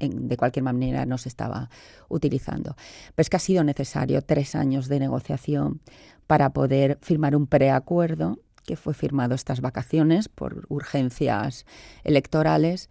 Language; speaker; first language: Spanish; native; Spanish